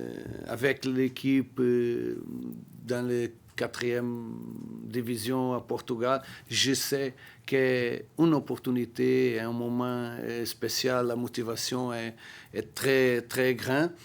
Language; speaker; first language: French; non-native, learner; Portuguese